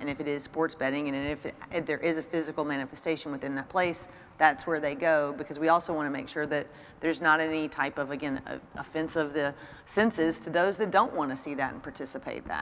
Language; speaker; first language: English; native; English